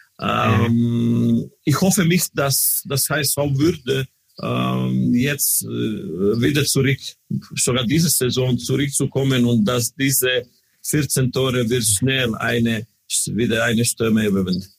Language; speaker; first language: German; non-native, learner; Croatian